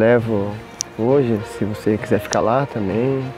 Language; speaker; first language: Portuguese; native; Portuguese